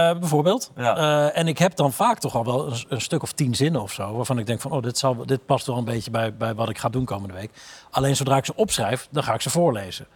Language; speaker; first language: Dutch; native; Dutch